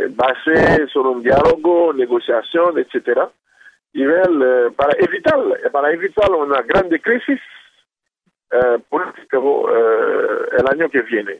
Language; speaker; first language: Spanish; non-native, learner; Haitian Creole